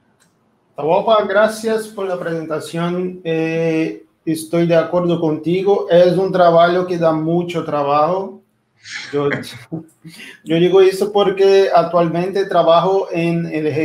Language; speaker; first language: Spanish; non-native, fluent; Portuguese